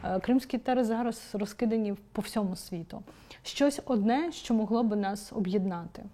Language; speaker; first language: Ukrainian; non-native, local second language; Crimean Tatar